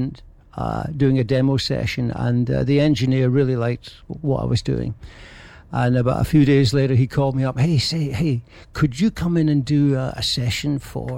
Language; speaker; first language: English; native; English